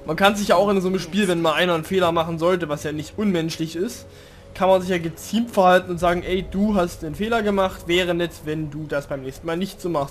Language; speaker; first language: German; native; German